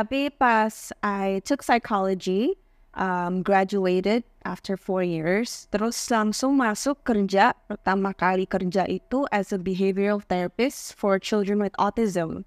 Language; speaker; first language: English; non-native, fluent; Indonesian